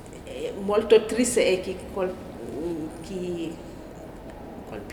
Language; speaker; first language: Italian; non-native, learner; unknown